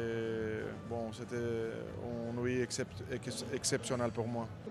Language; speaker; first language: French; non-native, fluent; Portuguese